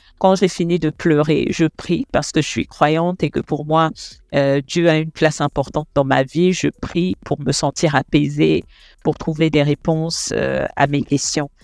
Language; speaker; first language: French; non-native, local second language; Lingala